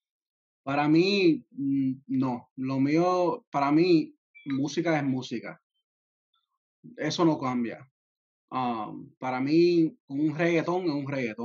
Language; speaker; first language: Spanish; early bilingual, heritage; Spanish